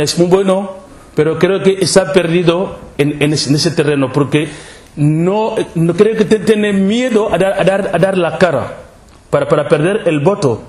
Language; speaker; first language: Spanish; non-native, local second language; Wolof